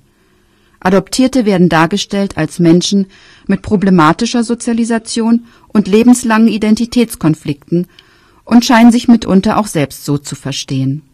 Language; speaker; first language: German; native; German